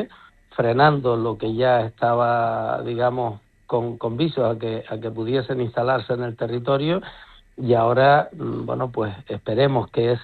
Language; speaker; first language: Spanish; native; Spanish